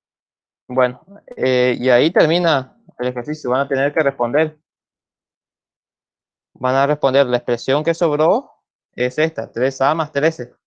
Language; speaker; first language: Spanish; native; Spanish